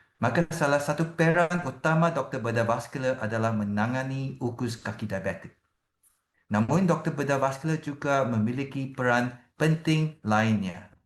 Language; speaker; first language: Malay; non-native, local second language; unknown